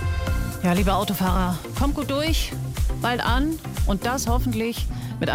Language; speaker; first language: German; native; German